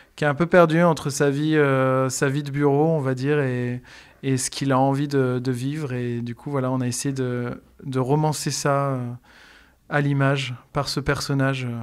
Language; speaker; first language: French; native; French